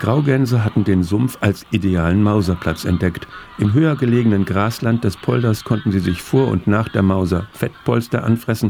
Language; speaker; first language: German; native; German